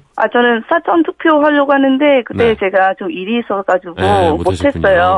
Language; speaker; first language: Korean; non-native, fluent; Vietnamese